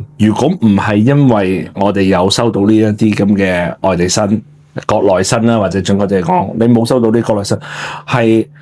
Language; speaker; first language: Cantonese; native; Cantonese